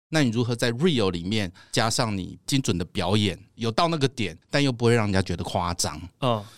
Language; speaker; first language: Chinese; native; Chinese